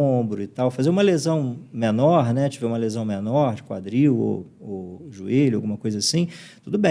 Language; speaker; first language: Portuguese; native; Portuguese